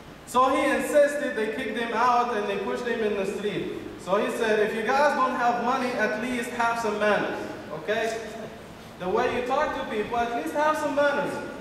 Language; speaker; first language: English; non-native, fluent; Arabic